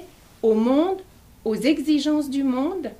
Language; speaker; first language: French; native; French